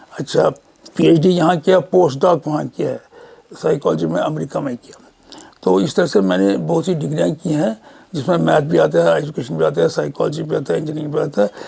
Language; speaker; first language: Urdu; non-native, local second language; Kashmiri